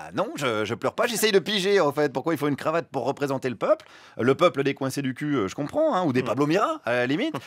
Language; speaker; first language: French; native; French